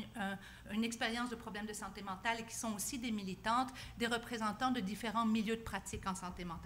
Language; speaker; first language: French; native; French